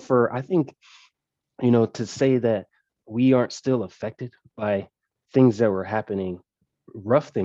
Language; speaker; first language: English; native; English